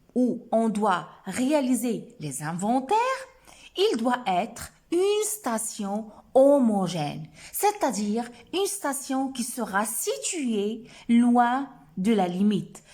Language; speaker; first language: French; non-native, local second language; Arabic